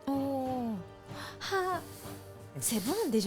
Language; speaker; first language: French; non-native, fluent; Japanese